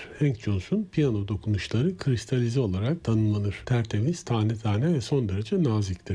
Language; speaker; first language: Turkish; native; Turkish